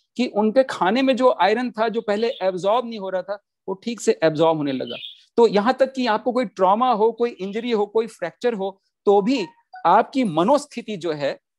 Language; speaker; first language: Hindi; native; Hindi